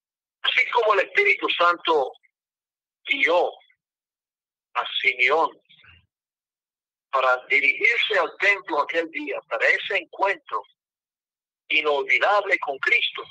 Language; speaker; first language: Spanish; non-native, fluent; English